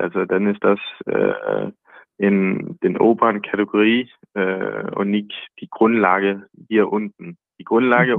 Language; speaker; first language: German; non-native, learner; Danish